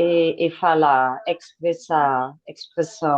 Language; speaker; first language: Portuguese; non-native, fluent; Spanish